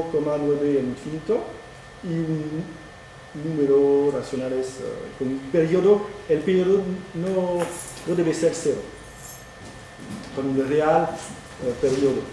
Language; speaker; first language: Spanish; non-native, fluent; French